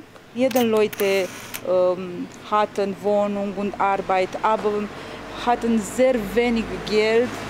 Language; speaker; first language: German; non-native, learner; Romanian